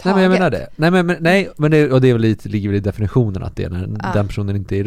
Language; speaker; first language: Swedish; native; Swedish